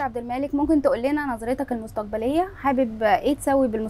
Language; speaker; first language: Arabic; native; Arabic